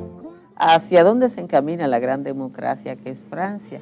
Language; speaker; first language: Spanish; native; Spanish